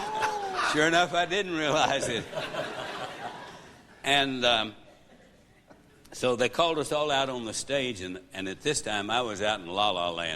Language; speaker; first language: English; native; English